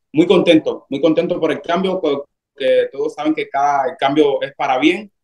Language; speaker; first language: Spanish; native; Spanish